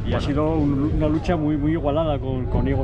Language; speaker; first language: Spanish; native; Spanish